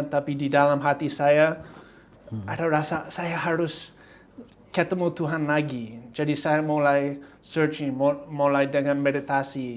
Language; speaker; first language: Indonesian; non-native, fluent; English